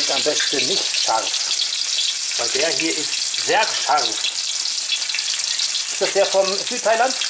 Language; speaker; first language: German; native; German